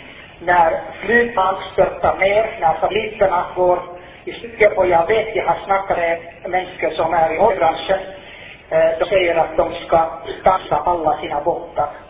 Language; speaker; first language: Swedish; non-native, fluent; Finnish